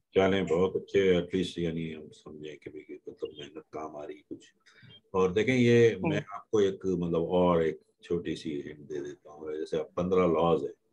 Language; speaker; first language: Urdu; native; Urdu